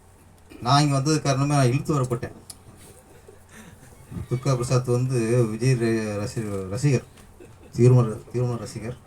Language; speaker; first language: Tamil; native; Tamil